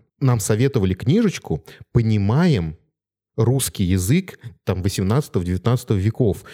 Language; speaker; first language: Russian; native; Russian